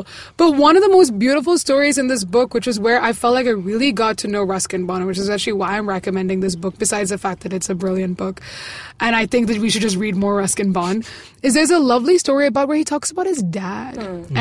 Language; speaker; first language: English; non-native, local second language; Malayalam